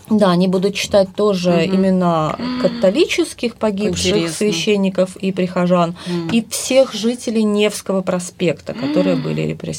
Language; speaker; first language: Russian; native; Russian